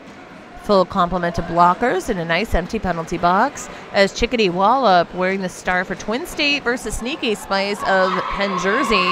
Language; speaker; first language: English; native; English